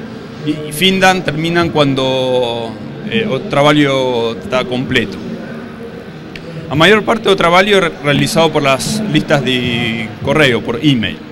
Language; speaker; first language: Portuguese; non-native, learner; Spanish